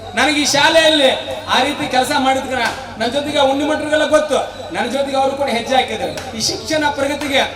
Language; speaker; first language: Kannada; native; Kannada